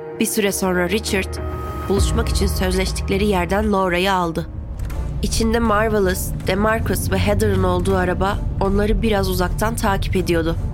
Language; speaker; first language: Turkish; native; Turkish